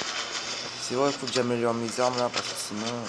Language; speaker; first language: French; native; French